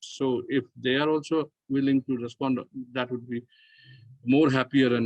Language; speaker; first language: English; non-native, fluent; Nepali